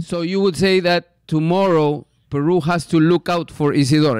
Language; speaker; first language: English; non-native, fluent; Spanish